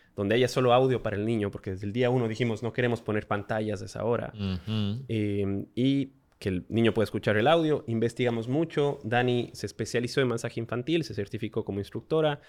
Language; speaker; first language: Spanish; native; Spanish